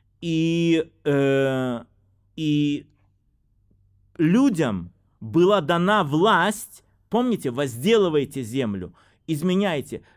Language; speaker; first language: Russian; native; Russian